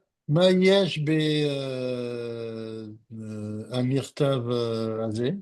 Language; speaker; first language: Hebrew; non-native, learner; French